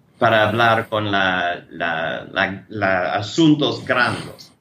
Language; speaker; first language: Spanish; non-native, learner; English